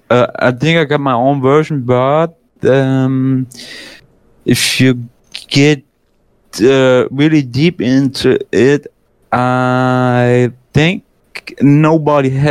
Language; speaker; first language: English; non-native, fluent; German